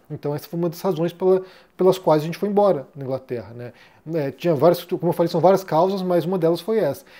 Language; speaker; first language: Portuguese; native; Portuguese